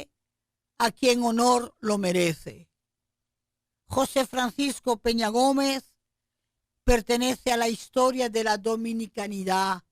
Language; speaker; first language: Spanish; native; Spanish